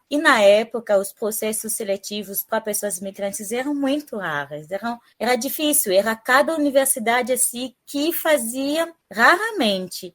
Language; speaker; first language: Portuguese; non-native, fluent; French